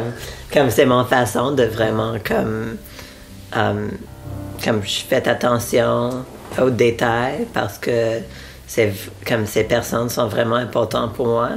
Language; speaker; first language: French; non-native, local second language; English